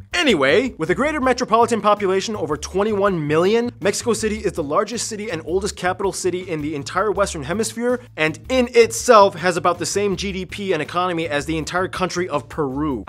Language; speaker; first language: English; native; English